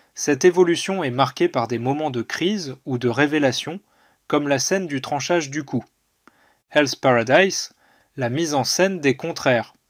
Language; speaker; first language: French; native; French